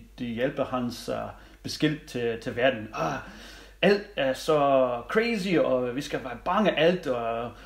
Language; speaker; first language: Danish; non-native, learner; English